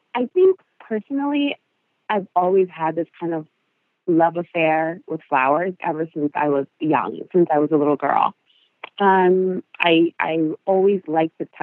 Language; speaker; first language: English; non-native, fluent; Spanish